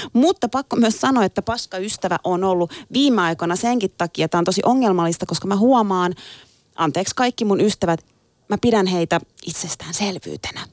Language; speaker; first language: Finnish; early bilingual, other home language; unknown